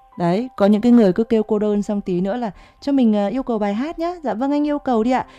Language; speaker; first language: Vietnamese; native; Vietnamese